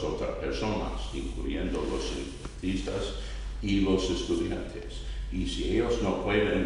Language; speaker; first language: Spanish; non-native, fluent; English